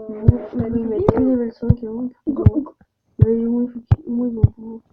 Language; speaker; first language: French; native; French